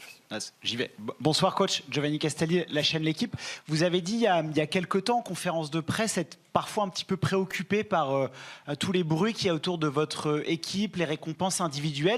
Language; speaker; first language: French; native; French